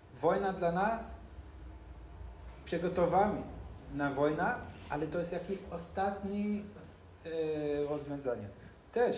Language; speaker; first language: Polish; non-native, learner; Hebrew